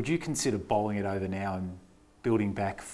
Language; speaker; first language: English; native; English